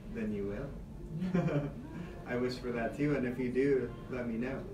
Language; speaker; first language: English; native; English